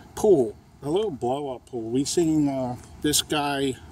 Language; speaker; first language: English; native; English